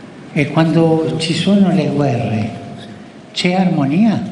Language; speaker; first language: Italian; early bilingual, heritage; Spanish